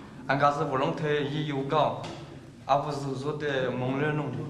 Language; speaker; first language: French; non-native, learner; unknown